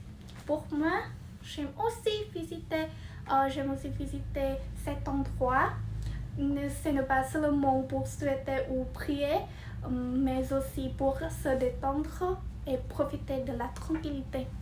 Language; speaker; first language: French; non-native, fluent; Vietnamese